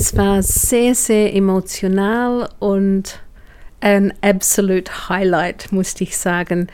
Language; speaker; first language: German; non-native, fluent; English